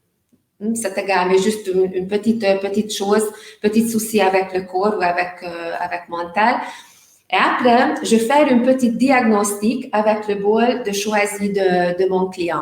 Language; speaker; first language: French; non-native, learner; Hungarian